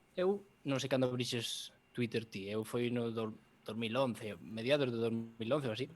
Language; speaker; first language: Galician; native; Galician